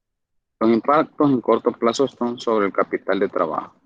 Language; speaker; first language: Spanish; native; Spanish